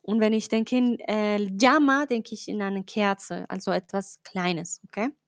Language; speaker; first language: German; non-native, learner; Spanish